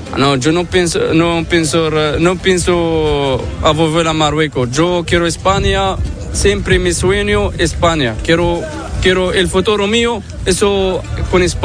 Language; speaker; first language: Spanish; non-native, learner; Arabic